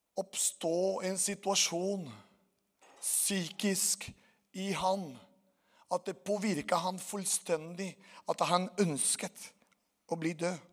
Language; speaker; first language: Norwegian; non-native, fluent; Portuguese